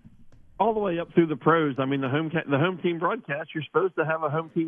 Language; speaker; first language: English; native; English